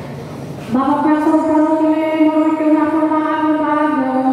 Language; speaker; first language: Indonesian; non-native, local second language; Nias